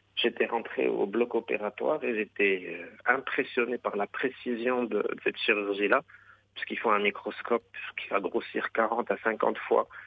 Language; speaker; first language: French; non-native, local second language; Arabic